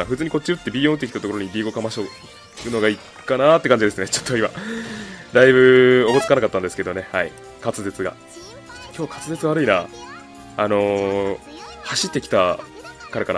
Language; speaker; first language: Japanese; native; Japanese